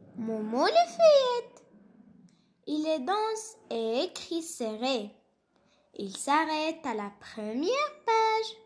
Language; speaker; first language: French; non-native, local second language; Arabic